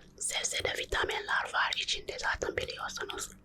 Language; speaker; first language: Turkish; non-native, learner; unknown